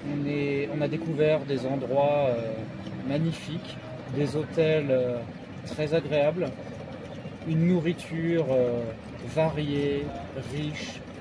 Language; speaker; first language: French; native; French